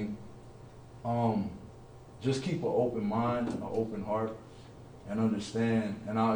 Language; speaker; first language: English; native; English